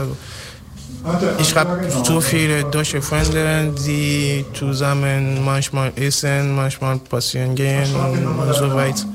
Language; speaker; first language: German; non-native, learner; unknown